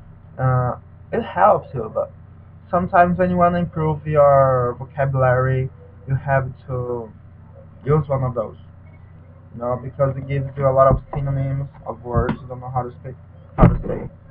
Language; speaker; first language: English; non-native, learner; Portuguese